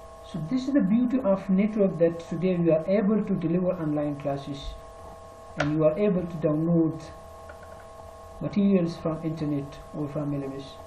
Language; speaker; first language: English; non-native, fluent; Persian